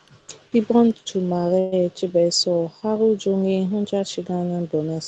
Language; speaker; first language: Korean; non-native, learner; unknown